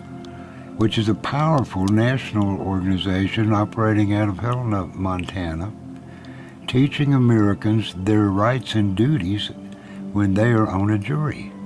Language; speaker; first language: English; native; English